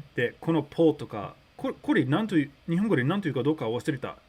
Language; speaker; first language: Japanese; early bilingual, other home language; English